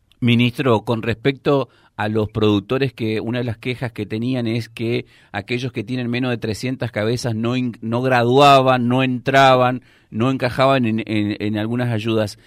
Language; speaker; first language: Spanish; native; Spanish